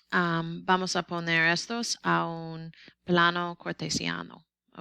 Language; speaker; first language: Spanish; non-native, learner; English